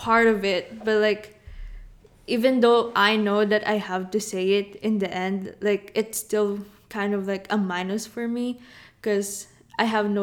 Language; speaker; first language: English; non-native, local second language; Filipino